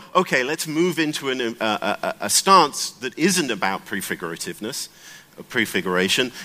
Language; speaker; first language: English; native; English